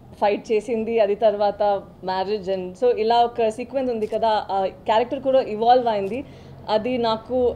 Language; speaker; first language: Telugu; non-native, learner; Tamil